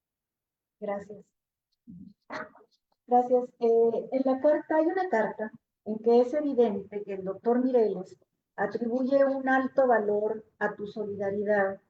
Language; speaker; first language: Spanish; native; Spanish